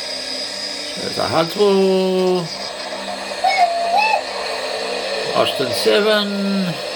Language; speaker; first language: English; native; English